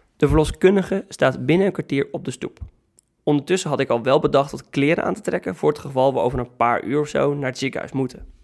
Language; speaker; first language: Dutch; native; Dutch